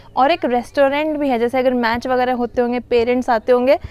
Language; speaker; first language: Hindi; native; Hindi